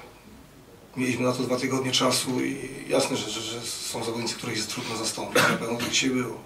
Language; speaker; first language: Polish; native; Polish